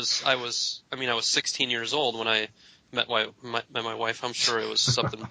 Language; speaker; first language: English; native; English